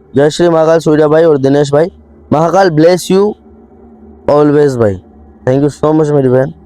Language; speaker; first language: Hindi; native; Hindi